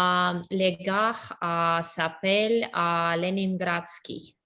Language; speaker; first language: French; non-native, learner; Russian